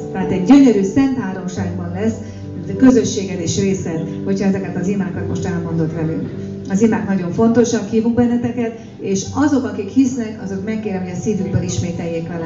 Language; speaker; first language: Hungarian; native; Hungarian